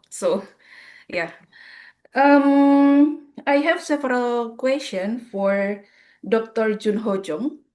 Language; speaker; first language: English; non-native, fluent; Indonesian